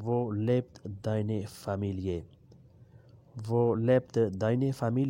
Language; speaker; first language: German; non-native, learner; Urdu